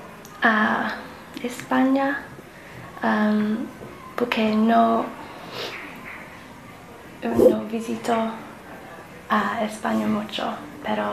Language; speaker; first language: Spanish; non-native, learner; English